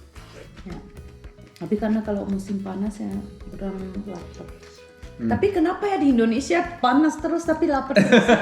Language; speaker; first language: Indonesian; early bilingual, heritage; Indonesian